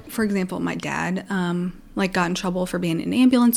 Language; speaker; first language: English; early bilingual, other home language; Pennsylvania German